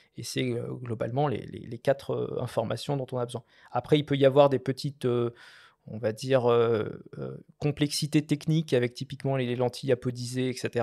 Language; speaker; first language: French; native; French